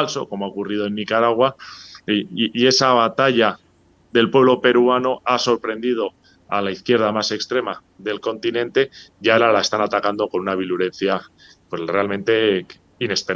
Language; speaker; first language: Spanish; native; Spanish